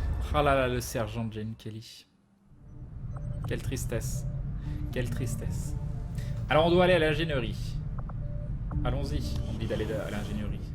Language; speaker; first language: French; native; French